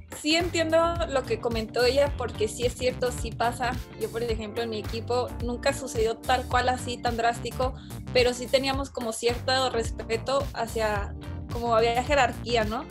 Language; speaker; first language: Spanish; native; Spanish